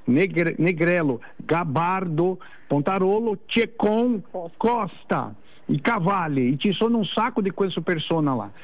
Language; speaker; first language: Italian; non-native, learner; Portuguese